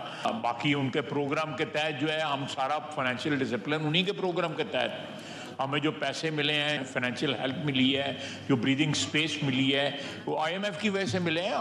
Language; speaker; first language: Urdu; native; Urdu